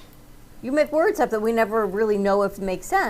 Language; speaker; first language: English; native; English